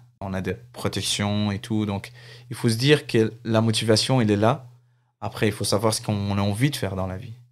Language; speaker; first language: French; non-native, fluent; Arabic